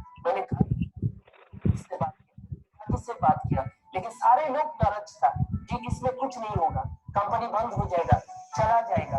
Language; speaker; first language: Hindi; non-native, local second language; Bangla